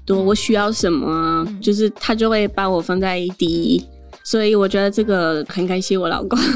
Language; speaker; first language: Chinese; non-native, fluent; French